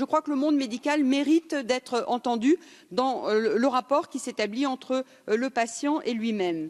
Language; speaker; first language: French; native; French